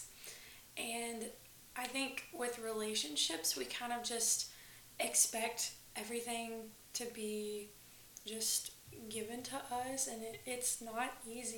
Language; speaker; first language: English; native; English